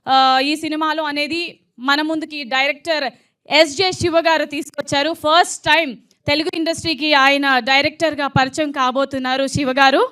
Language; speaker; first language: Telugu; native; Telugu